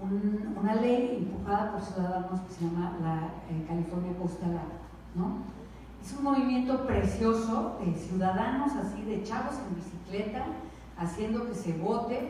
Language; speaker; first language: Spanish; native; Spanish